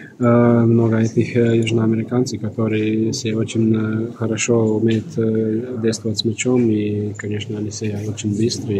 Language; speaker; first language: Russian; non-native, fluent; Croatian